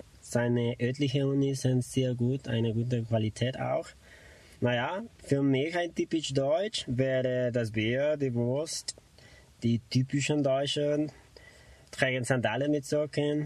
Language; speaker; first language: German; non-native, fluent; Spanish